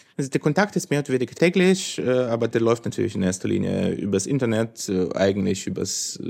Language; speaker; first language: German; non-native, fluent; Russian